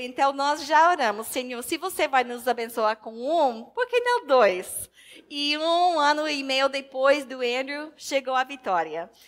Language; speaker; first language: Portuguese; non-native, fluent; English